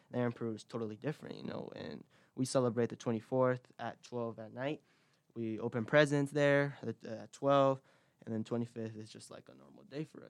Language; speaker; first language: English; early bilingual, other home language; Spanish